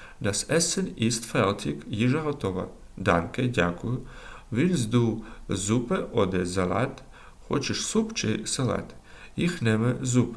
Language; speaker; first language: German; non-native, learner; Ukrainian